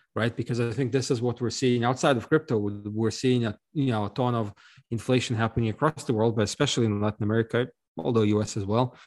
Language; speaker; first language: English; non-native, fluent; Russian